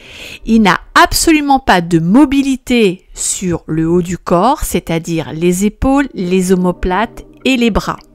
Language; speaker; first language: French; native; French